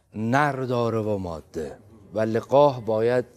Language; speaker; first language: Persian; native; Persian